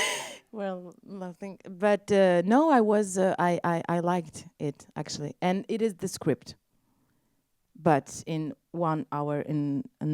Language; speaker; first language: English; non-native, learner; French